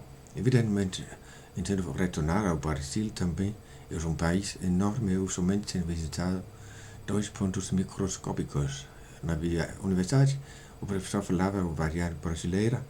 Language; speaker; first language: Portuguese; non-native, learner; Danish